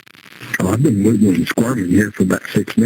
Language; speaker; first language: English; native; English